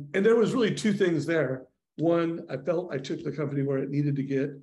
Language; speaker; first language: English; native; English